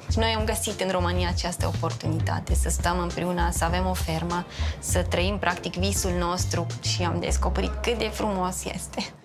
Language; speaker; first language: Romanian; non-native, fluent; German